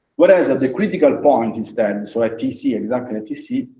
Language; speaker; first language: English; non-native, fluent; Italian